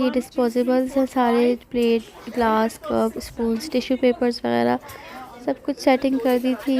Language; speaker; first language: Urdu; native; Urdu